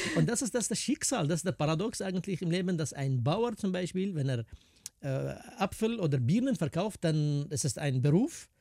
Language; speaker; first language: German; non-native, fluent; Kurdish